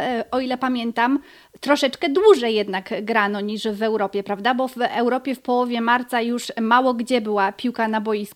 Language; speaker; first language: Polish; native; Polish